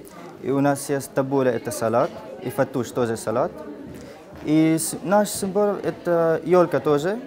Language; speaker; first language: Russian; non-native, learner; Arabic